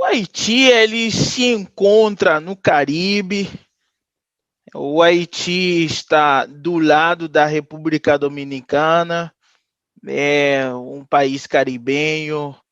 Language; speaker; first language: Portuguese; non-native, fluent; Haitian Creole